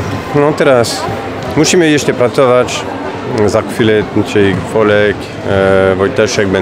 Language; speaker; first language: Polish; non-native, fluent; French